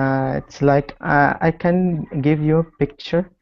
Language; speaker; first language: English; non-native, learner; Arabic